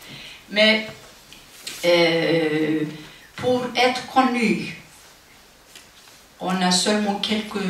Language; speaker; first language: French; non-native, learner; Icelandic